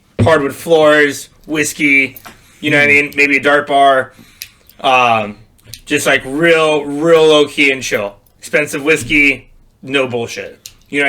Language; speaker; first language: English; native; English